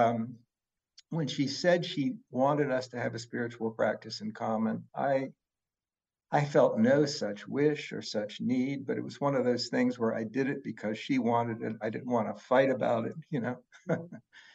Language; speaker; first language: English; native; English